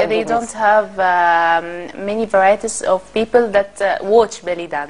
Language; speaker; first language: English; non-native, learner; Arabic